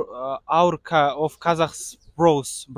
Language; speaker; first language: English; non-native, learner; Kazakh